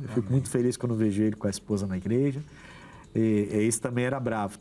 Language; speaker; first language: Portuguese; native; Portuguese